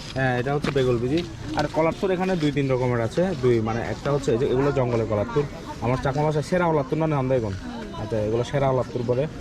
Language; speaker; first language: Bangla; non-native, local second language; Chakma